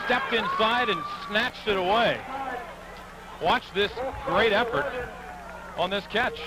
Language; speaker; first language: English; native; English